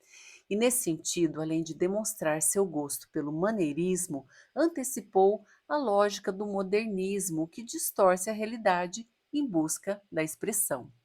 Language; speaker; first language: Portuguese; native; Portuguese